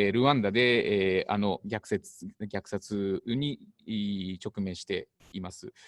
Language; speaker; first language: Japanese; native; Japanese